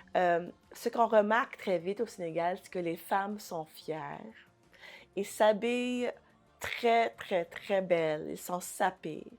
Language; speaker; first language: French; early bilingual, other home language; Haitian Creole